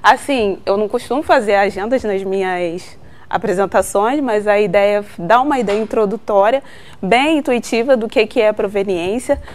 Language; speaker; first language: Portuguese; native; Portuguese